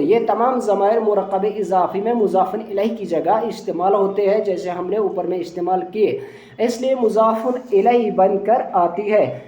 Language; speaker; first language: Urdu; non-native, local second language; Punjabi